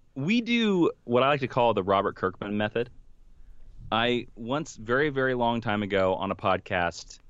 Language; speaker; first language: English; native; English